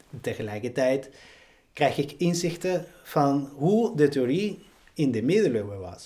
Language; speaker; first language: Dutch; non-native, fluent; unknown